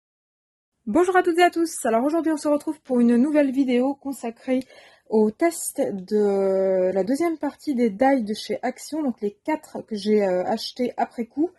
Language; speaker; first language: French; native; French